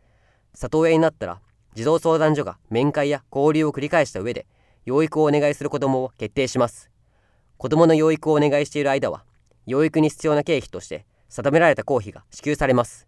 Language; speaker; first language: Japanese; native; Japanese